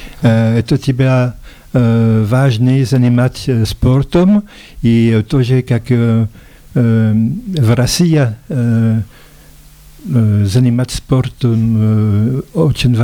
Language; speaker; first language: Russian; non-native, learner; French